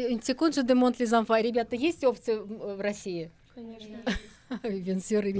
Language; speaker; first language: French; non-native, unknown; Russian